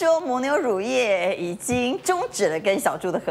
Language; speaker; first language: Chinese; native; Chinese